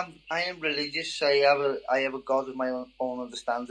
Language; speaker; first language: English; native; English